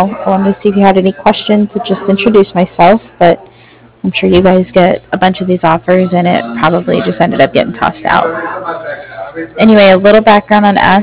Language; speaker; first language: English; native; English